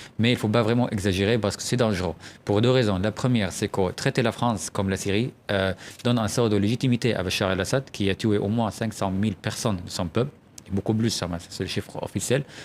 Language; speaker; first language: French; non-native, fluent; Arabic